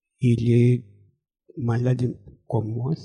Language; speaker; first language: French; non-native, learner; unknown